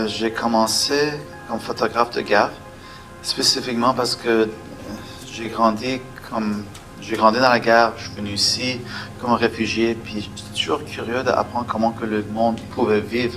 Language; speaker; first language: French; early bilingual, other home language; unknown